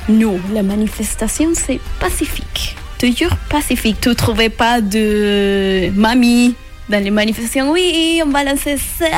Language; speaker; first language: French; non-native, learner; Spanish